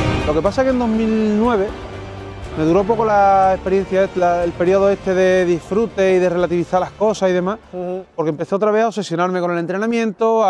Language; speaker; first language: Spanish; native; Spanish